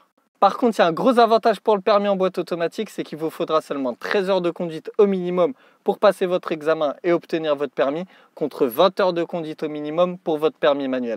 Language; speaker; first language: French; native; French